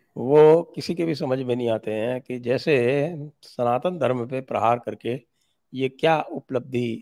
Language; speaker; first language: Hindi; native; Hindi